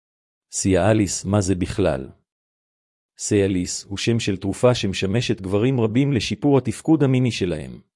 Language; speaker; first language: Hebrew; native; Hebrew